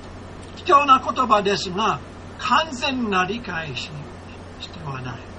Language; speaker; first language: Japanese; non-native, fluent; English